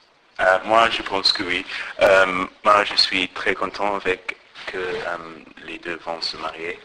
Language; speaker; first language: French; non-native, learner; English